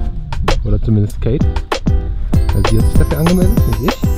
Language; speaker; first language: German; native; German